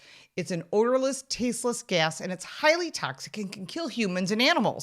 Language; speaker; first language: English; native; English